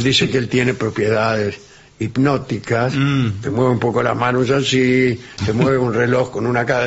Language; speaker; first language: Spanish; native; Spanish